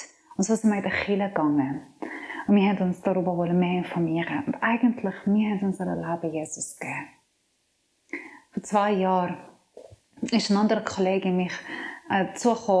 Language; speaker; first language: German; non-native, fluent; Persian